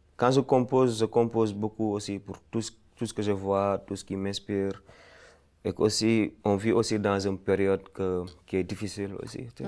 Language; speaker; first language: French; non-native, local second language; Fula